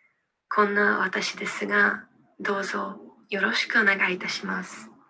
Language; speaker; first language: Japanese; non-native, learner; Hungarian